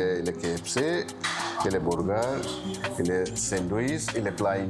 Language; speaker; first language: French; non-native, learner; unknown